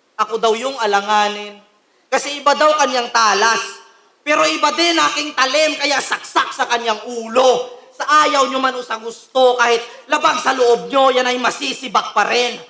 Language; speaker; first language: Filipino; native; Filipino